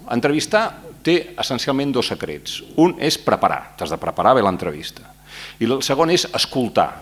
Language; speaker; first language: Catalan; native; Catalan